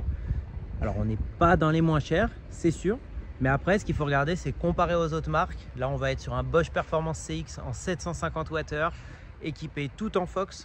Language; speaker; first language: French; native; French